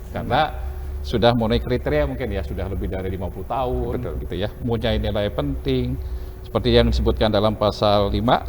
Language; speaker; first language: Indonesian; native; Indonesian